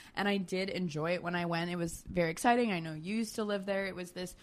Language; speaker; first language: English; native; English